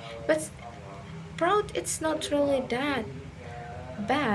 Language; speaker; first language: English; non-native, learner; Indonesian